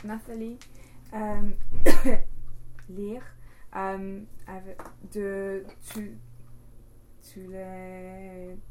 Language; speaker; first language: French; non-native, learner; English